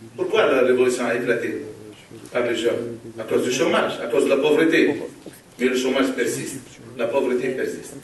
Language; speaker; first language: French; non-native, local second language; Arabic